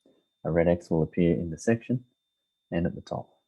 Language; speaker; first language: English; native; English